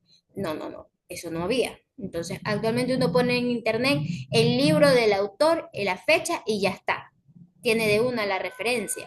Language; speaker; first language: Spanish; native; Spanish